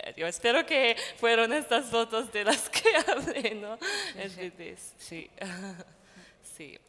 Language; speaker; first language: Spanish; non-native, fluent; English